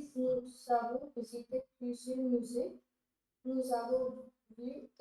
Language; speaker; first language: French; non-native, learner; Hindi